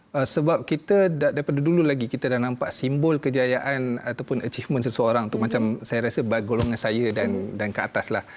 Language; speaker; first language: Malay; native; Malay